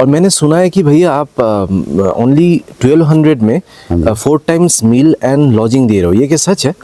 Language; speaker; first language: Hindi; non-native, local second language; Bangla